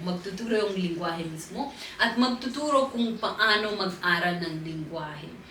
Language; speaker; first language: Filipino; non-native, fluent; Swahili